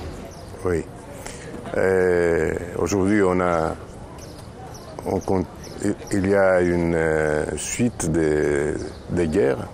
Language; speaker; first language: French; non-native, fluent; Greek